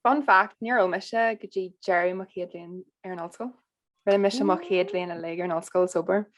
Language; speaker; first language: Irish; non-native, local second language; English